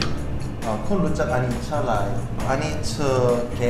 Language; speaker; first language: Thai; non-native, learner; Korean